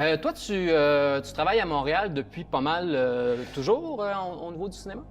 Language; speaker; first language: French; native; French